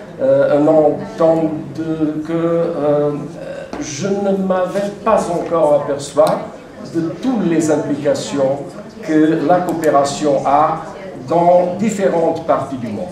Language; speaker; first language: French; non-native, fluent; Portuguese